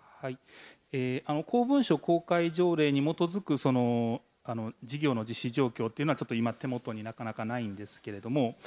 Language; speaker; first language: Japanese; native; Japanese